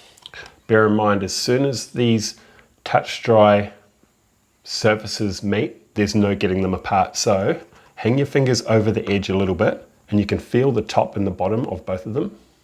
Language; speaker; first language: English; native; English